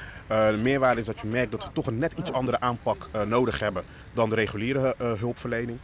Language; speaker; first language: Dutch; native; Dutch